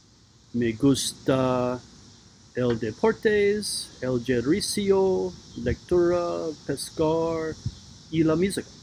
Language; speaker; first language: Spanish; non-native, learner; English